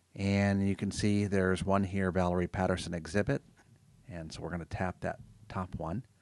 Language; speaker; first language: English; native; English